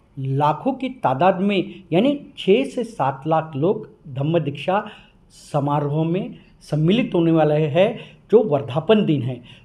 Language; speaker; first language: Hindi; non-native, local second language; Marathi